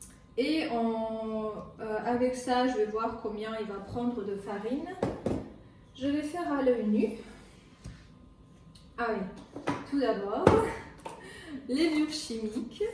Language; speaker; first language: French; non-native, fluent; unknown